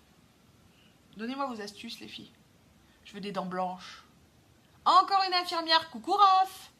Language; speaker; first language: French; native; French